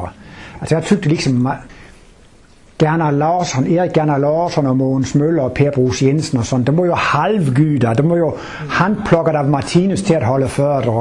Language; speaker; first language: Swedish; non-native, fluent; Danish